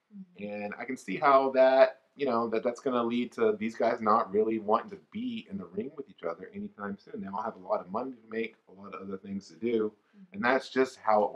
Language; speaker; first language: English; native; English